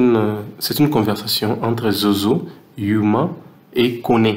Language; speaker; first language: French; non-native, local second language; Lingala